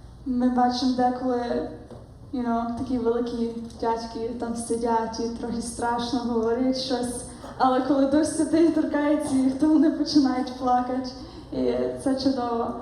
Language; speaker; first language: Ukrainian; early bilingual, heritage; Ukrainian